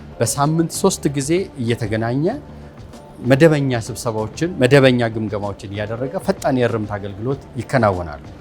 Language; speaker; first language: Amharic; native; Amharic